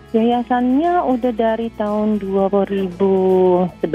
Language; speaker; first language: Indonesian; native; Indonesian